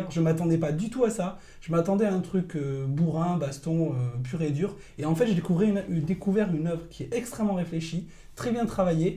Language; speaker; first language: French; native; French